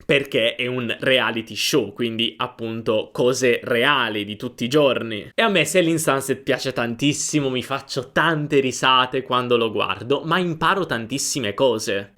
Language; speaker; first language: Italian; native; Italian